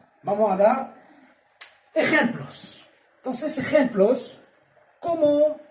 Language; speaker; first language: Spanish; non-native, fluent; Arabic